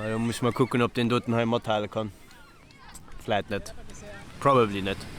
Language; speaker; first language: Luxembourgish; early bilingual, other home language; Portuguese